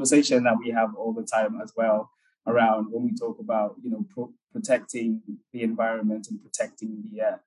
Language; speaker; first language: English; non-native, local second language; Akan